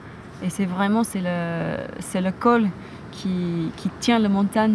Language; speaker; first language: French; non-native, fluent; English